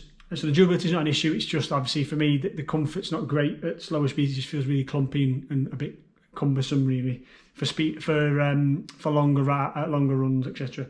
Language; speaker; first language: English; native; English